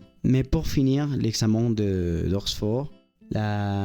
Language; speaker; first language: French; non-native, learner; Spanish